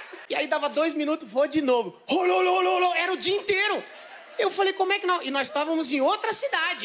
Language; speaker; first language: Portuguese; native; Portuguese